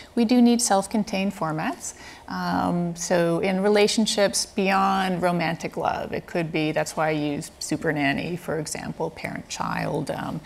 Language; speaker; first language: English; native; English